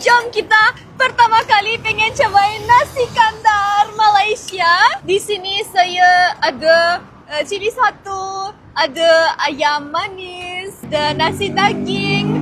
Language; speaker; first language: Indonesian; non-native, learner; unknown